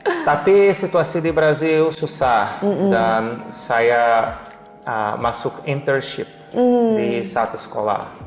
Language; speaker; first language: Indonesian; non-native, learner; Portuguese